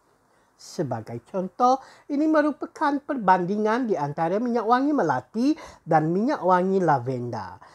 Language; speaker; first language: Malay; native; Malay